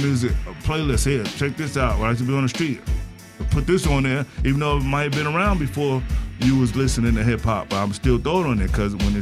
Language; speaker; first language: English; native; English